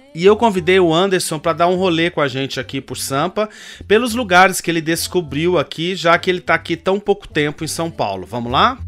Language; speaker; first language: Portuguese; native; Portuguese